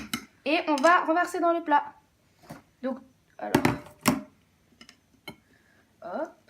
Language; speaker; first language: French; native; French